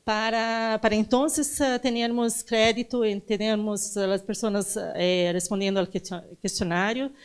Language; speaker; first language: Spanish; non-native, learner; Portuguese